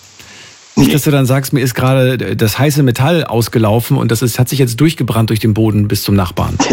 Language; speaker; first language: German; native; German